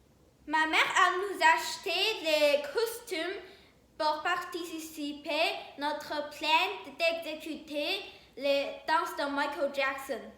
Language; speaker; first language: French; non-native, learner; Chinese